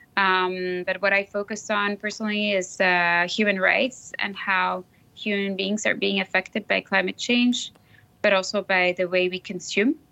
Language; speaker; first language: English; non-native, fluent; French